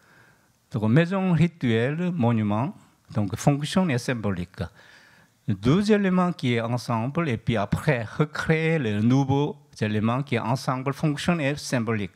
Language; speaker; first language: French; non-native, learner; Korean